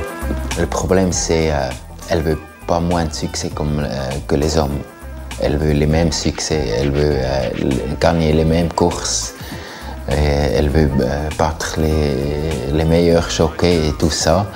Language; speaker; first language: French; non-native, learner; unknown